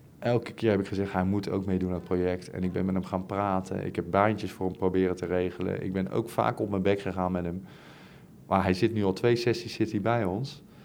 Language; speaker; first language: Dutch; native; Dutch